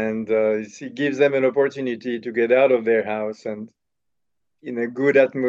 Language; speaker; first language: English; non-native, fluent; French